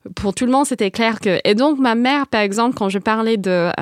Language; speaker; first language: French; non-native, fluent; English